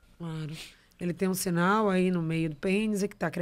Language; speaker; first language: Portuguese; native; Portuguese